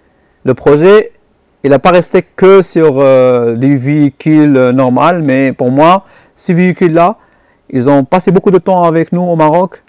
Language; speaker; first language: French; non-native, local second language; Arabic